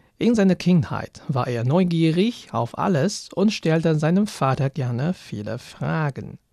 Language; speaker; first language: German; non-native, fluent; Chinese